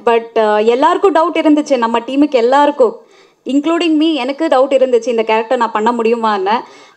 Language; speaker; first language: Tamil; non-native, local second language; Kannada